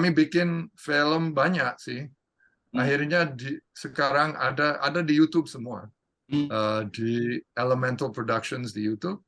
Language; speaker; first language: Indonesian; non-native, fluent; English